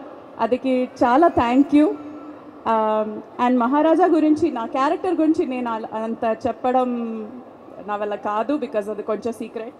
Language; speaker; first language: Telugu; non-native, learner; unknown